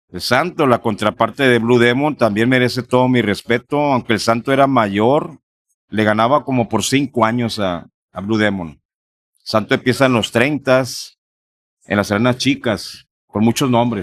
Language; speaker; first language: Spanish; native; Spanish